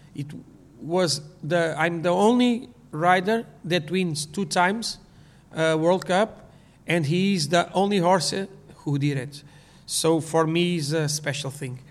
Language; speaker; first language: English; non-native, learner; Portuguese